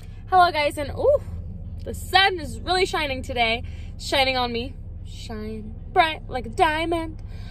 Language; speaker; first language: English; early bilingual, other home language; Spanish